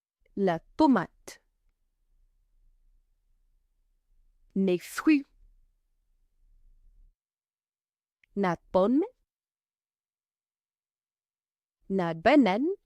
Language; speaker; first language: French; non-native, fluent; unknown